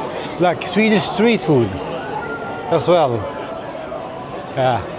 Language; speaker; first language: English; non-native, fluent; Swedish